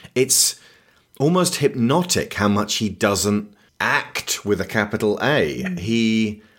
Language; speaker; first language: English; native; English